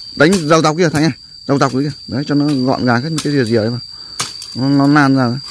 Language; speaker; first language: Vietnamese; native; Vietnamese